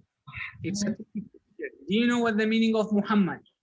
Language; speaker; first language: English; non-native, learner; Arabic